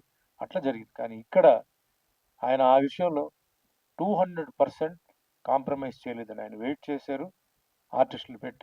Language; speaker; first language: Telugu; native; Telugu